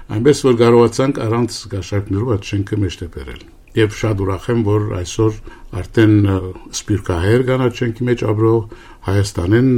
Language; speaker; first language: Armenian; early bilingual, heritage; Armenian